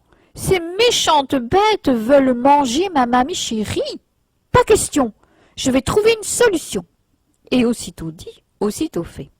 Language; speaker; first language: French; native; French